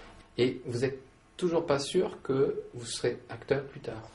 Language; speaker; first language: French; native; French